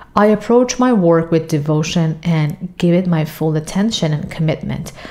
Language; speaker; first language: English; non-native, fluent; Persian